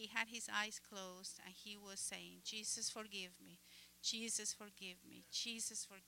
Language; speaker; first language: English; non-native, fluent; Spanish